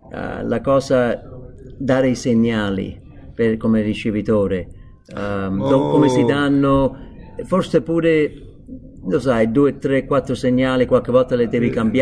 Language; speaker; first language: Italian; non-native, fluent; English